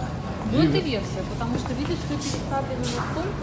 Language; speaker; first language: Russian; native; Russian